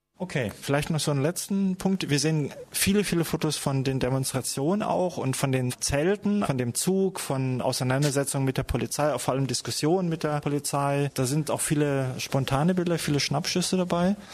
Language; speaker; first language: German; native; German